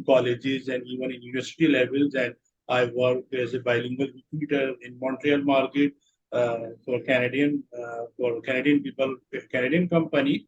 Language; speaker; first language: English; non-native, local second language; Urdu